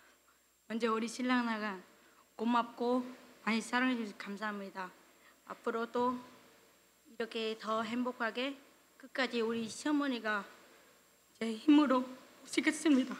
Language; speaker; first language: Korean; non-native, learner; Vietnamese